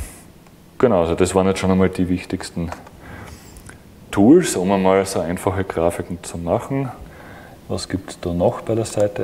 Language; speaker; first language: German; native; German